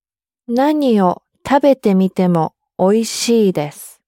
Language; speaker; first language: Japanese; non-native, learner; English